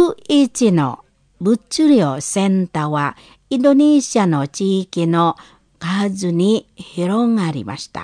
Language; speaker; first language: Japanese; non-native, fluent; Indonesian